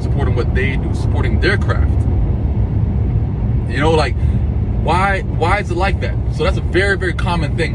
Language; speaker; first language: English; native; English